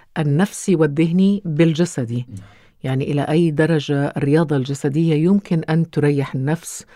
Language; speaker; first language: Arabic; native; Arabic